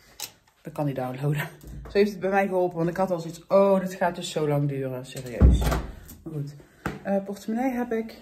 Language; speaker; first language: Dutch; native; Dutch